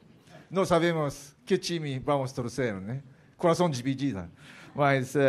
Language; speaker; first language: Portuguese; non-native, learner; Japanese